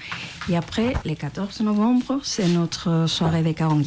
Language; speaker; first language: French; non-native, learner; Spanish